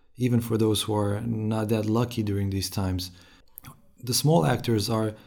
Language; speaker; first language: English; non-native, fluent; Romanian